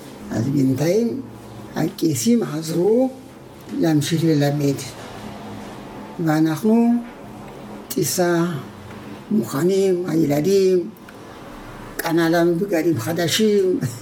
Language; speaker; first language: Hebrew; non-native, fluent; Amharic